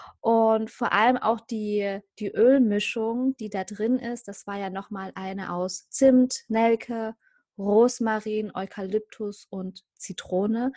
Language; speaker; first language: German; native; German